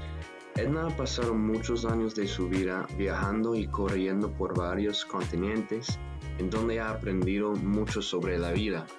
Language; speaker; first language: Spanish; non-native, fluent; English